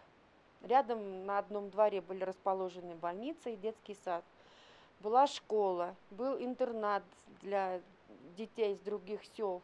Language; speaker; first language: Russian; native; Russian